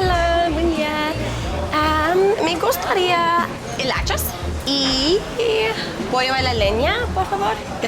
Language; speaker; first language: Spanish; non-native, learner; English